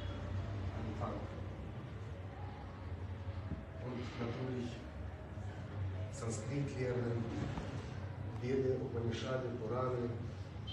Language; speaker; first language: German; non-native, learner; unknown